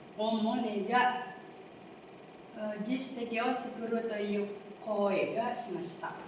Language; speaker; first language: Japanese; non-native, learner; Indonesian